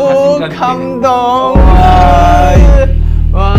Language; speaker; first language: Korean; non-native, fluent; Thai